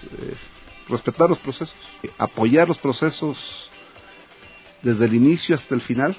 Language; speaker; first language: Spanish; native; Spanish